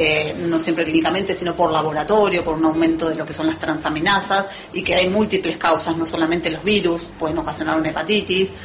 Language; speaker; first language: Spanish; native; Spanish